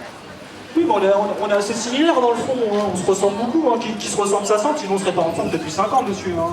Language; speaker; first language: French; native; French